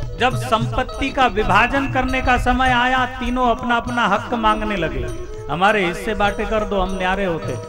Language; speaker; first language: Hindi; non-native, local second language; Marathi